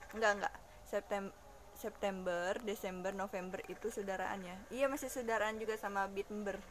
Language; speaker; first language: Indonesian; native; Indonesian